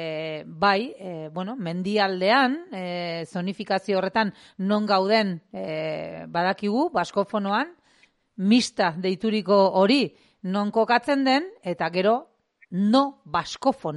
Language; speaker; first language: Basque; native; Basque